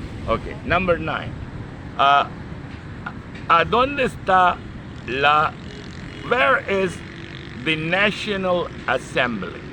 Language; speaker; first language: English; non-native, fluent; Urdu